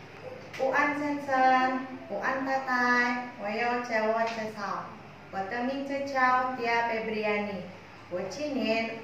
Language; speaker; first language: Chinese; non-native, learner; Indonesian